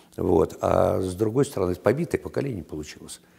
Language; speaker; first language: Russian; native; Russian